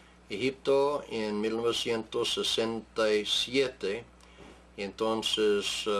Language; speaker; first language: Spanish; non-native, fluent; English